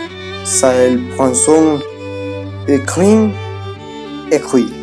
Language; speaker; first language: French; non-native, learner; Spanish